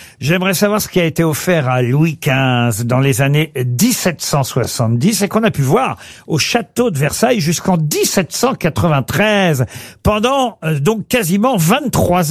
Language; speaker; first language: French; native; French